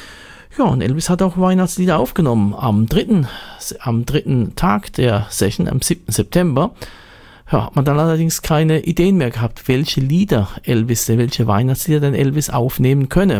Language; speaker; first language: German; native; German